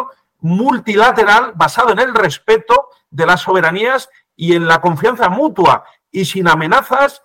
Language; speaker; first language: Spanish; native; Spanish